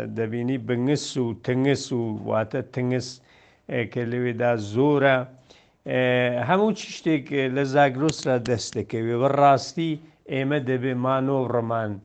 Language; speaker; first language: Central Kurdish; non-native, local second language; Southern Kurdish